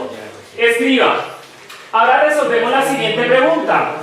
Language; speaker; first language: Spanish; native; Spanish